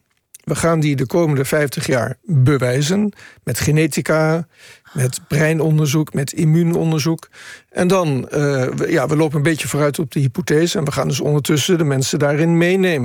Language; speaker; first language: Dutch; native; Dutch